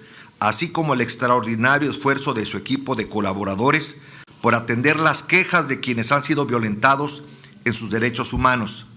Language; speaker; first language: Spanish; native; Spanish